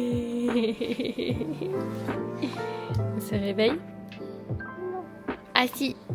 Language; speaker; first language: French; native; French